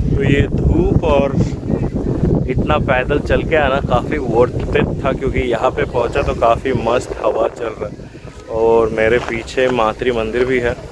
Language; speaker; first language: Hindi; non-native, local second language; Bangla